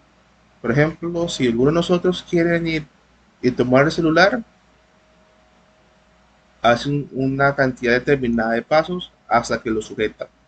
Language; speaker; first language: Spanish; native; Spanish